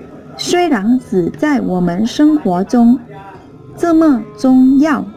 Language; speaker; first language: Chinese; non-native, fluent; Vietnamese